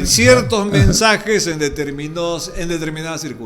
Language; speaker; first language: Spanish; native; Spanish